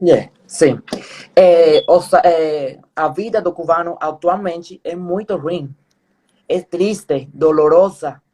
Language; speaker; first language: Portuguese; non-native, fluent; Spanish